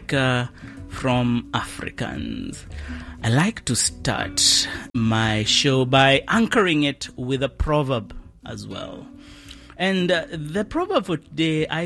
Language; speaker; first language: English; non-native, local second language; Kikuyu